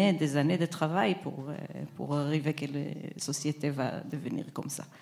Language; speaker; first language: French; non-native, fluent; Hebrew